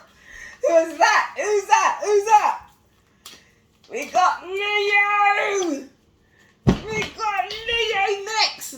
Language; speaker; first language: English; native; English